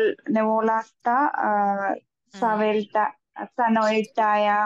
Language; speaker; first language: Finnish; non-native, learner; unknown